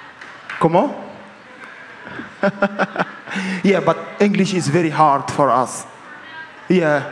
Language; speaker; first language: English; non-native, learner; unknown